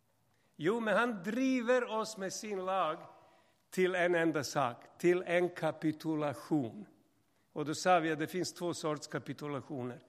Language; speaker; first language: Swedish; non-native, fluent; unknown